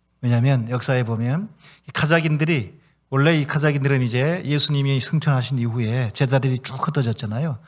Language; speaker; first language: Korean; native; Korean